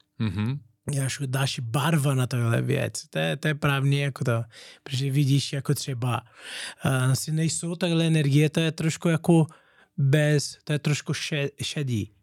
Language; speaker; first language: Czech; non-native, learner; Portuguese